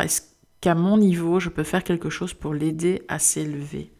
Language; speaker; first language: French; native; French